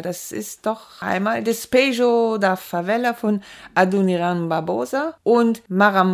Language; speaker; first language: German; native; German